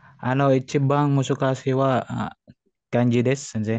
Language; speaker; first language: Japanese; non-native, learner; Filipino